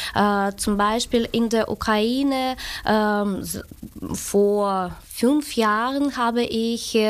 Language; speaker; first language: German; non-native, learner; Ukrainian